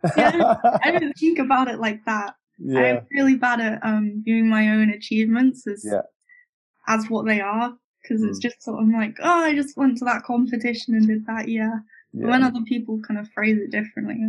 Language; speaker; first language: English; native; English